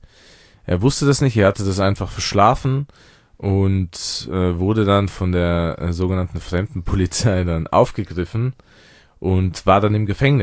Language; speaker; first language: German; early bilingual, other home language; Persian